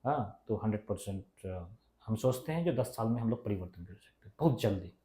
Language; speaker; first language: Hindi; non-native, local second language; Bangla